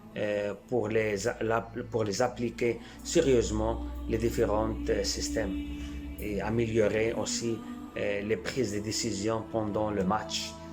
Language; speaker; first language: French; non-native, fluent; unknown